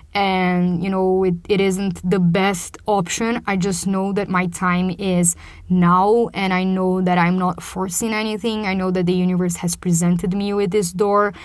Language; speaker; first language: English; non-native, fluent; Portuguese